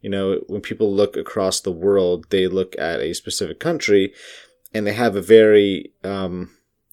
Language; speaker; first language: English; native; English